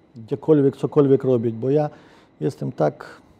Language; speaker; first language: Polish; non-native, fluent; Ukrainian